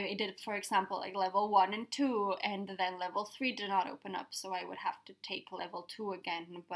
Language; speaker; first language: English; non-native, fluent; Spanish